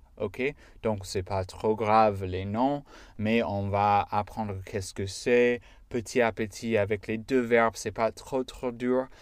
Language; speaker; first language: French; non-native, fluent; English